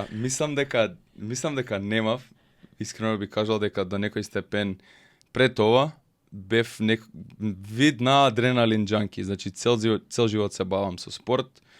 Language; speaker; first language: Macedonian; early bilingual, heritage; Macedonian